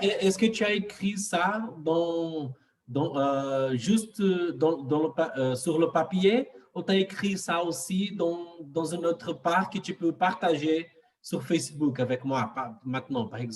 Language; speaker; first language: French; non-native, fluent; Portuguese